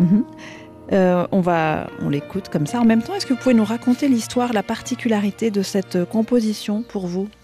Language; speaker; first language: French; native; French